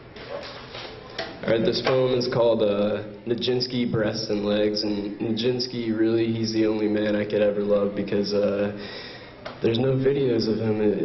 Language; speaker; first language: English; native; English